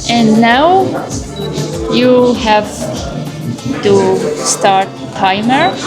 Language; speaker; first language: English; non-native, learner; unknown